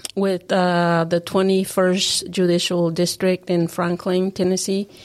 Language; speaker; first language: English; non-native, fluent; Spanish